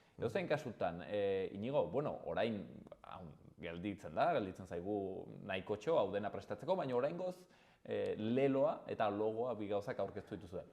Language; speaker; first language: Basque; native; Basque